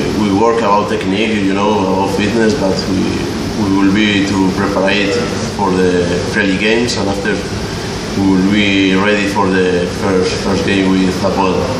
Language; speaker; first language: English; non-native, learner; Spanish